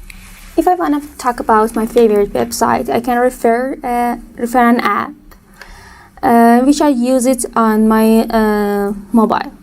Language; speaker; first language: English; non-native, fluent; Persian